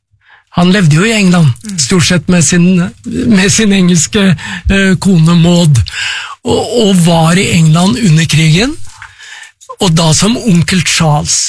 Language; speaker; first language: Norwegian; native; Norwegian